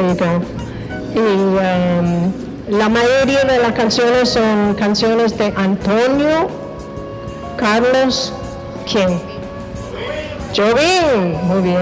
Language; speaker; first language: Spanish; non-native, fluent; English